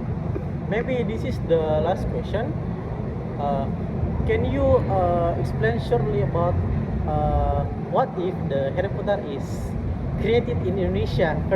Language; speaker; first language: English; non-native, learner; Indonesian